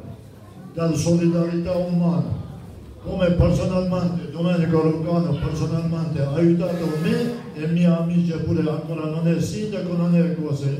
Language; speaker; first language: Italian; non-native, fluent; Kurdish